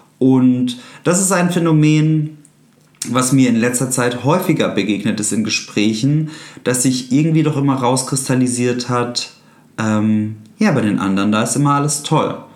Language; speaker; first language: German; native; German